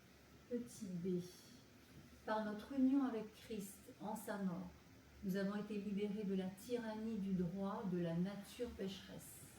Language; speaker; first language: French; native; French